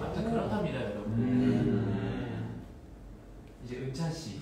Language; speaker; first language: Korean; native; Korean